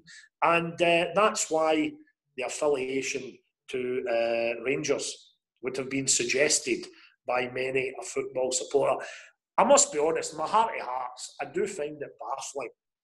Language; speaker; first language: English; native; English